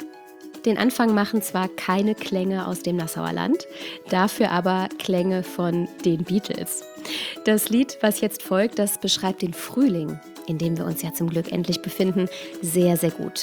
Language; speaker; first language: German; native; German